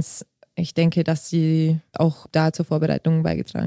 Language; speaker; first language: German; native; German